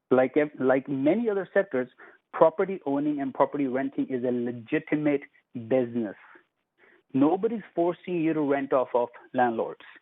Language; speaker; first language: English; non-native, local second language; Punjabi